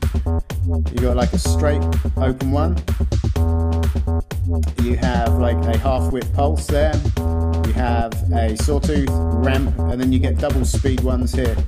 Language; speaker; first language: English; native; English